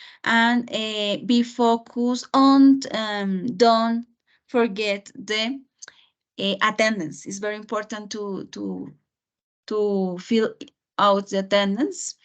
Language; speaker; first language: English; non-native, fluent; Spanish